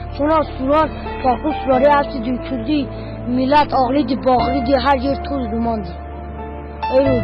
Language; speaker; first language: Turkish; non-native, local second language; Kurdish